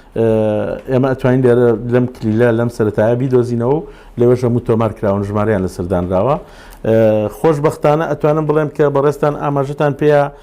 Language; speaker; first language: Central Kurdish; non-native, local second language; Gurani